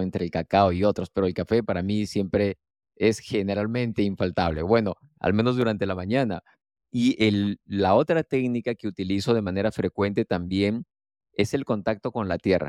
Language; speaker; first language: Spanish; native; Spanish